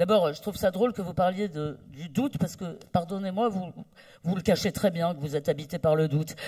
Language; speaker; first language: French; native; French